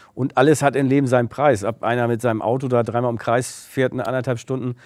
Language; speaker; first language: German; native; German